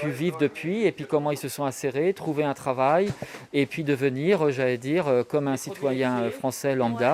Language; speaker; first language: French; native; French